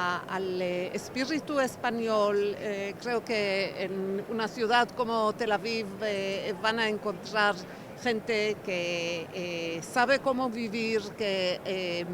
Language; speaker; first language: Spanish; non-native, fluent; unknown